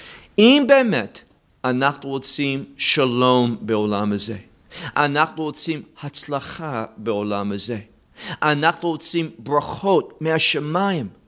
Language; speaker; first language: Hebrew; non-native, fluent; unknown